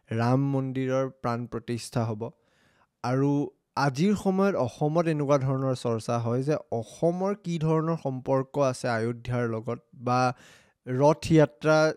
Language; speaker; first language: Assamese; native; Assamese